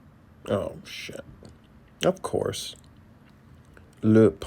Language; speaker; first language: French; non-native, learner; English